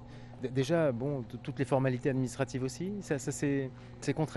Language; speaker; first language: French; native; French